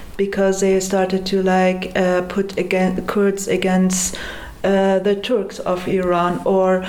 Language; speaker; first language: English; non-native, fluent; Persian